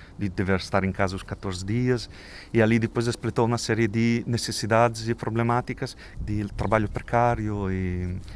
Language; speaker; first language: Portuguese; non-native, fluent; Italian